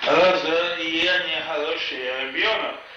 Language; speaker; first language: Russian; non-native, local second language; Estonian